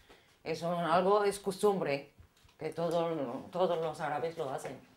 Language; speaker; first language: Spanish; non-native, fluent; Arabic